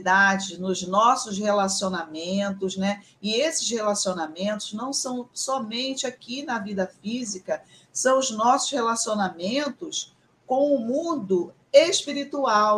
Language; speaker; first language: Portuguese; native; Portuguese